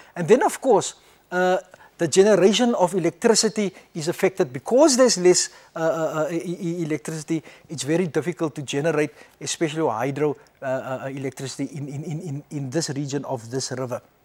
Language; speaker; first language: English; non-native, local second language; Afrikaans